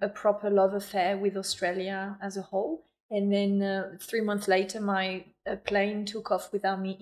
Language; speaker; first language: English; non-native, fluent; French